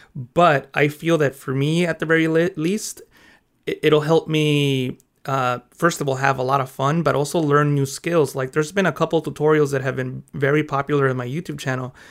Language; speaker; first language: English; early bilingual, other home language; Spanish